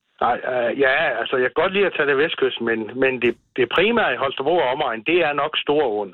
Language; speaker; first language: Danish; native; Danish